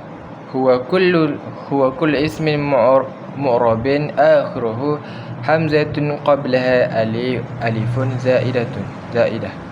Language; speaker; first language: Arabic; non-native, learner; Malay